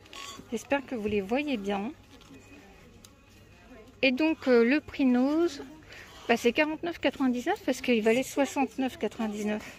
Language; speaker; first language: French; native; French